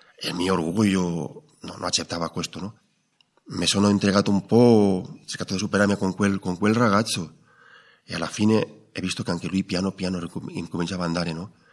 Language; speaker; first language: Italian; non-native, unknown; Spanish